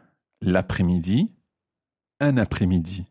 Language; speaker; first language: French; non-native, fluent; English